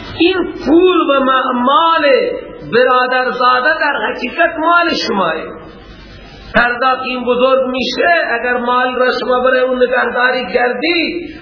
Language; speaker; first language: Persian; non-native, local second language; Baluchi